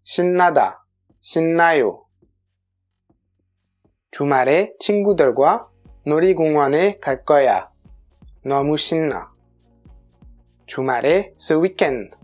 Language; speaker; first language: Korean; non-native, fluent; French